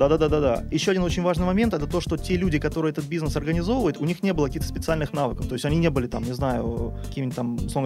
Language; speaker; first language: Russian; native; Russian